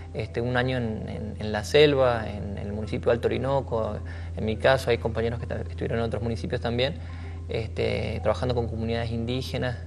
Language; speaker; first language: Spanish; native; Spanish